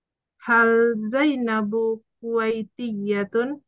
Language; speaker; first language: Arabic; non-native, learner; Indonesian